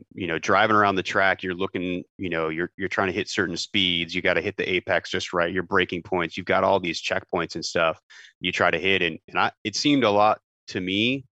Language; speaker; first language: English; native; English